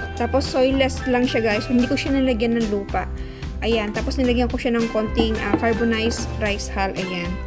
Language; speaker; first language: Filipino; non-native, local second language; Iloko